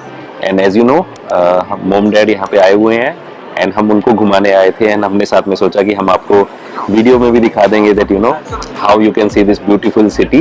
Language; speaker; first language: Hindi; native; Hindi